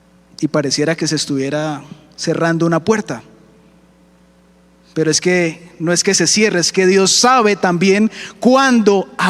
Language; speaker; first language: Spanish; native; Spanish